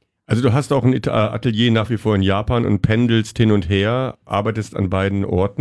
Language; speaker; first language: German; native; German